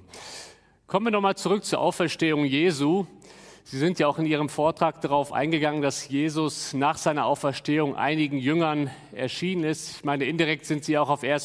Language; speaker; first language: German; native; German